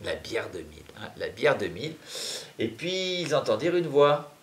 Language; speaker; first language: French; native; French